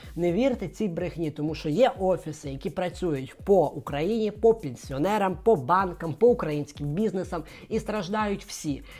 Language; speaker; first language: Ukrainian; non-native, local second language; Russian